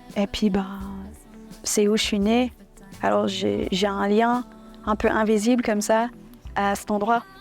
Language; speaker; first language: French; early bilingual, other home language; English